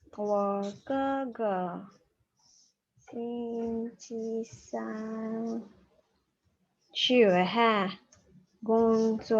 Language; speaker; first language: Chinese; non-native, fluent; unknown